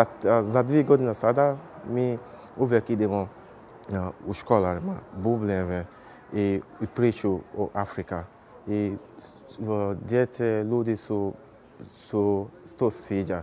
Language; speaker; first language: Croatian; non-native, learner; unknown